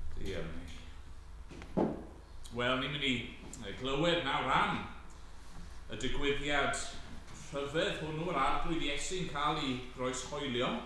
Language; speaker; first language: Welsh; native; Welsh